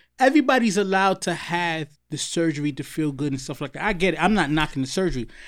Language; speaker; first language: English; early bilingual, other home language; Haitian Creole